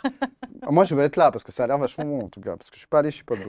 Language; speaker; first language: French; native; French